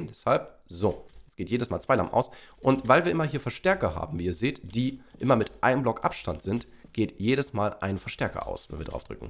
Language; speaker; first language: German; native; German